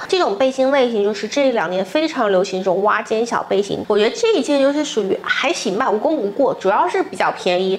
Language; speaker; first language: Chinese; native; Chinese